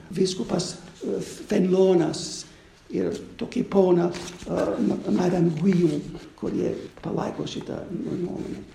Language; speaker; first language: Lithuanian; non-native, fluent; English